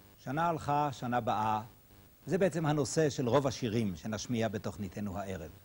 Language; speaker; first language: Hebrew; native; Hebrew